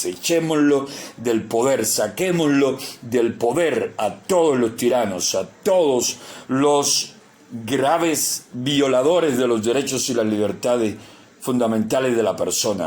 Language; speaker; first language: Spanish; native; Spanish